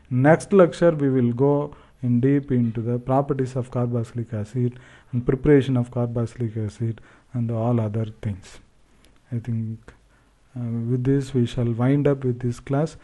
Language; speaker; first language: English; non-native, local second language; Tamil